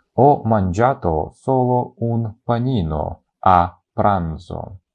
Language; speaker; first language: Italian; non-native, fluent; Ukrainian